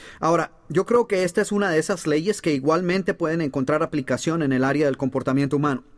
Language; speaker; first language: Spanish; native; Spanish